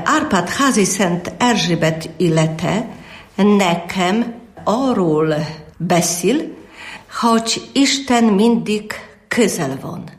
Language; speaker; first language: Hungarian; non-native, learner; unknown